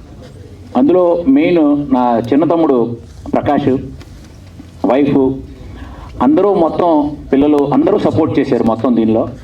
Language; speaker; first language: Telugu; native; Telugu